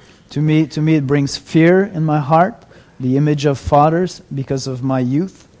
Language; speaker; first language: English; non-native, fluent; French